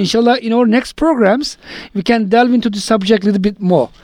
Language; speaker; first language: English; non-native, fluent; Turkish